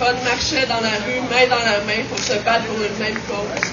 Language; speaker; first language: French; native; French